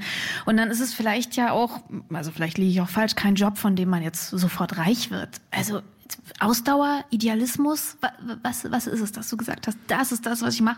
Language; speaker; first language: German; native; German